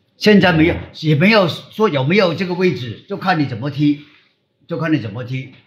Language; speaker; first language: Chinese; non-native, local second language; Cantonese